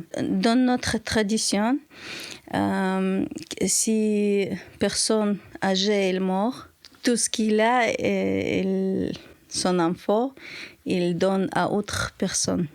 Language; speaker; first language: French; non-native, learner; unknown